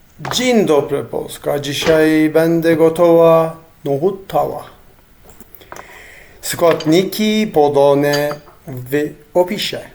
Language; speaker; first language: Polish; non-native, learner; Turkish